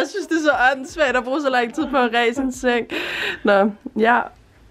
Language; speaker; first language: Danish; native; Danish